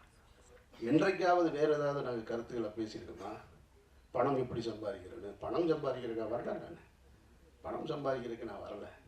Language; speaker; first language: Tamil; native; Tamil